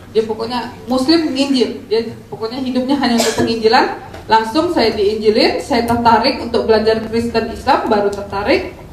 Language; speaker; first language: Indonesian; native; Indonesian